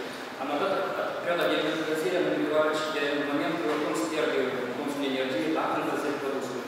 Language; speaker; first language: Romanian; native; Romanian